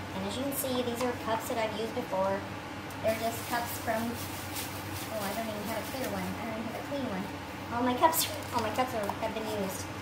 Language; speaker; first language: English; native; English